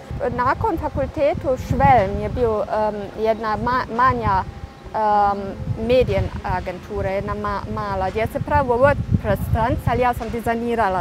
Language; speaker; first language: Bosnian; early bilingual, heritage; Bosnian